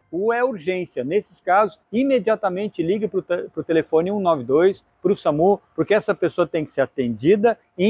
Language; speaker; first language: Portuguese; native; Portuguese